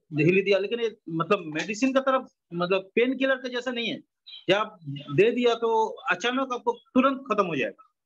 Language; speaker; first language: Hindi; non-native, local second language; Bangla